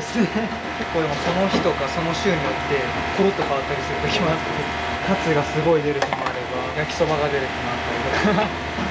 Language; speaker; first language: Japanese; native; Japanese